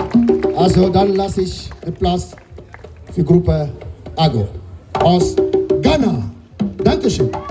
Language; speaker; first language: German; non-native, learner; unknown